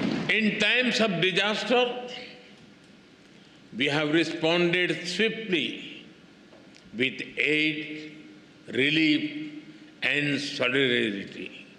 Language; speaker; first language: English; non-native, local second language; Hindi